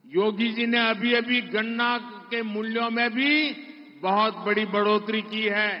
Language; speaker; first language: Hindi; non-native, local second language; Gujarati